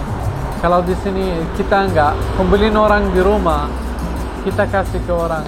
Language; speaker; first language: Indonesian; non-native, fluent; Arabic